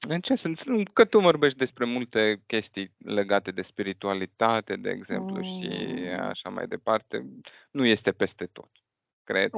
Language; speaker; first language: Romanian; non-native, fluent; Russian